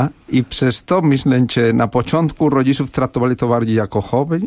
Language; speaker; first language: Polish; non-native, fluent; Spanish